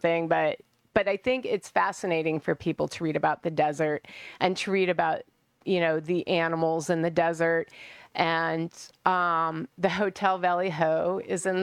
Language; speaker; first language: English; native; English